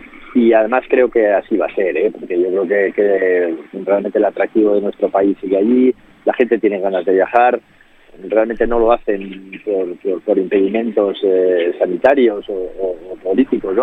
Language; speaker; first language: Spanish; native; Spanish